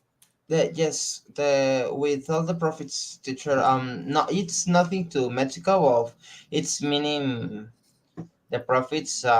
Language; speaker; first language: English; non-native, learner; Spanish